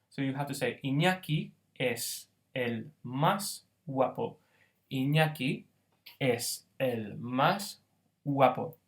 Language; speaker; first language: Spanish; non-native, fluent; English